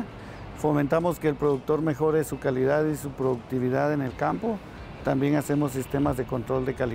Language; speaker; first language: Spanish; native; Spanish